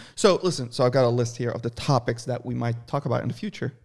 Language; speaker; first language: English; non-native, fluent; Arabic